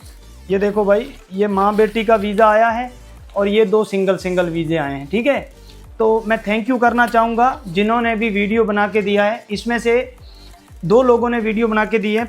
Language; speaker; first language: Hindi; native; Hindi